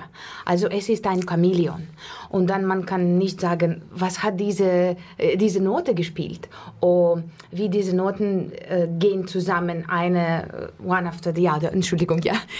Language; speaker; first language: German; non-native, learner; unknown